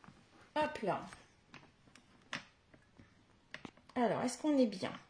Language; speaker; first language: French; native; French